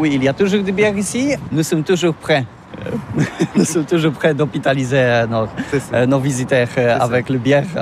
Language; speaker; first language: French; non-native, learner; Polish